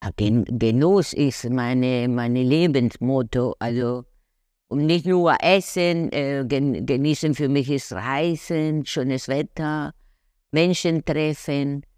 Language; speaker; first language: German; non-native, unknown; Spanish